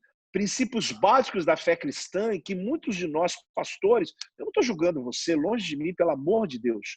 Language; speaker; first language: Portuguese; native; Portuguese